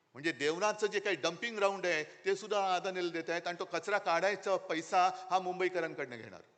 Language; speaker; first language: Marathi; native; Marathi